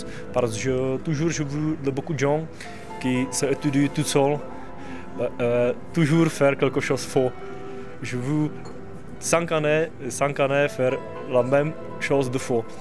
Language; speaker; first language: French; non-native, learner; Czech